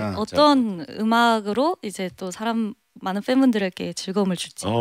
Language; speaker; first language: Korean; native; Korean